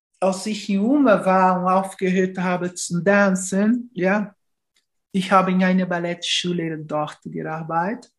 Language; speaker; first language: German; non-native, fluent; Portuguese